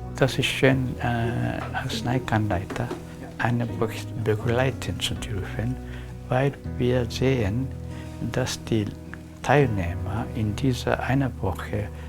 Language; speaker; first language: German; non-native, learner; Japanese